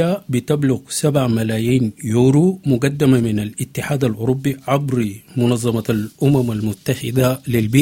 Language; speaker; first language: Arabic; native; Arabic